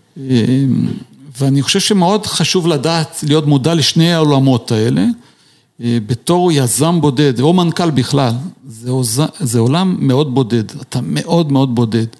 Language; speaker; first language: Hebrew; non-native, fluent; Portuguese